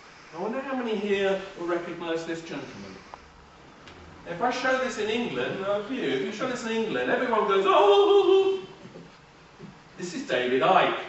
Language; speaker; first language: English; native; English